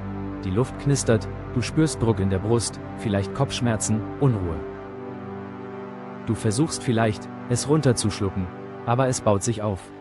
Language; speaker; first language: German; native; German